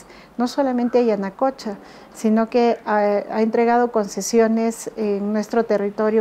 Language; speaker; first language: Spanish; native; Spanish